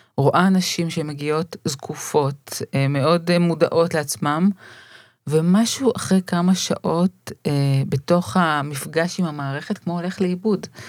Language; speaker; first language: Hebrew; native; Hebrew